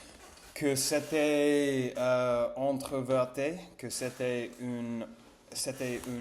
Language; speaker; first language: French; non-native, learner; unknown